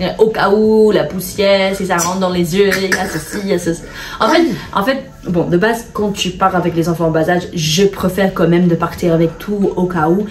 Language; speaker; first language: French; non-native, fluent; English